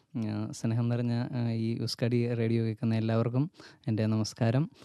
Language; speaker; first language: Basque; non-native, learner; Malayalam